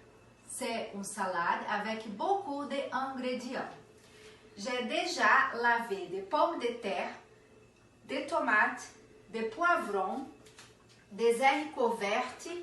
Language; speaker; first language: French; non-native, learner; Portuguese